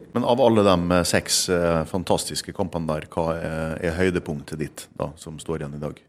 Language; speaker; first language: Norwegian; native; Norwegian